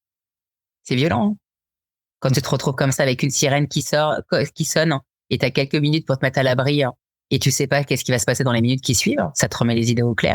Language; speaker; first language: French; native; French